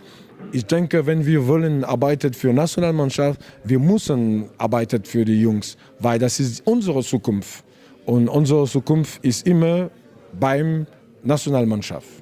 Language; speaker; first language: German; non-native, learner; French